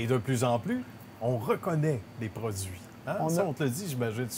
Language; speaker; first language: French; native; French